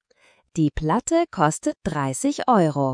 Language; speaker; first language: German; non-native, fluent; Spanish